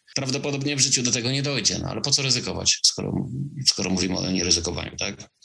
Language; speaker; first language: Polish; native; Polish